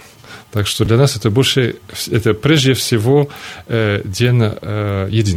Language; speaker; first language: Russian; non-native, fluent; French